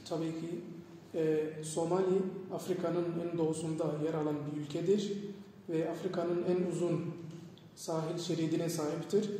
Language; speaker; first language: Turkish; non-native, fluent; Somali